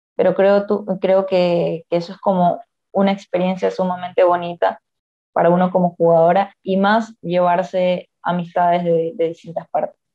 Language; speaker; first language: Spanish; native; Spanish